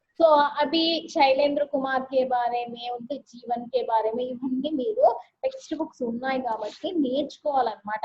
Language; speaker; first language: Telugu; non-native, local second language; Urdu